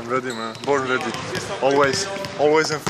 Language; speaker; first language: English; non-native, fluent; Serbian